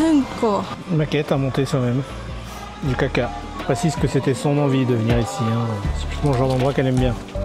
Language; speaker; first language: French; native; French